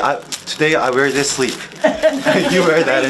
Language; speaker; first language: English; non-native, learner; Korean